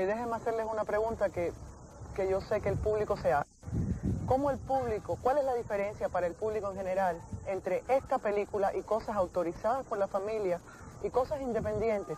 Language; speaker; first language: Spanish; native; Spanish